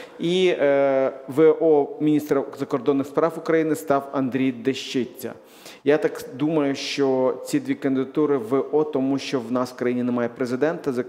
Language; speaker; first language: Ukrainian; native; Ukrainian